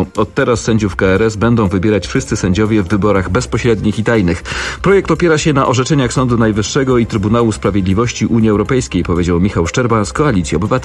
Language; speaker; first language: Polish; native; Polish